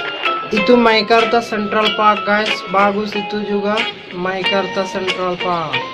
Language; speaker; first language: Indonesian; non-native, learner; Bangla